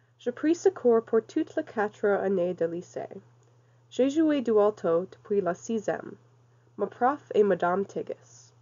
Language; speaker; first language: French; non-native, learner; English